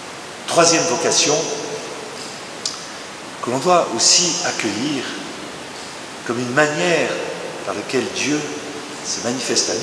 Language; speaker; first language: French; native; French